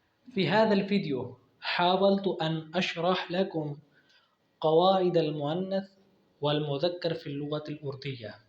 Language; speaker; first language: Arabic; non-native, fluent; Urdu